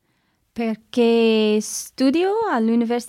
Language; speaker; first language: Italian; non-native, learner; English